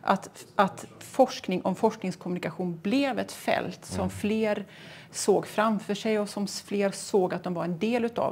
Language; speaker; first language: Swedish; native; Swedish